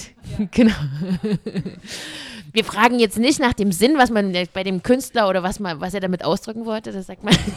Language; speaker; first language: German; native; German